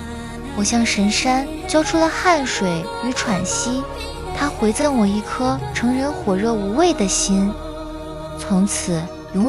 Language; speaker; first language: Chinese; native; Chinese